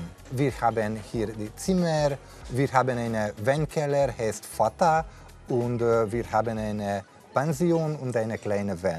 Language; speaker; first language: German; non-native, learner; Hungarian